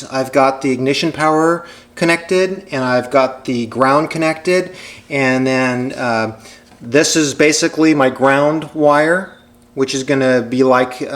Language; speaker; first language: English; native; English